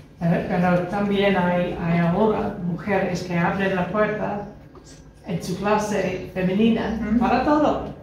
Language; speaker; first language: Spanish; non-native, fluent; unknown